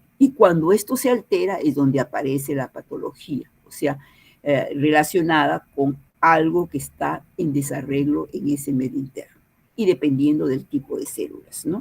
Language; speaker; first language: Spanish; native; Spanish